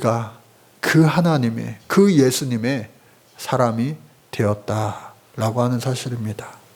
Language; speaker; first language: Korean; native; Korean